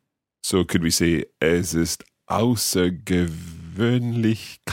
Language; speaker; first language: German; non-native, learner; English